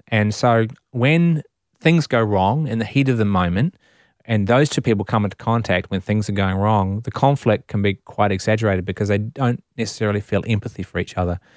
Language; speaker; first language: English; native; English